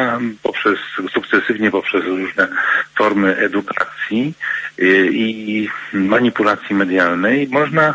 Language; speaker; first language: Polish; native; Polish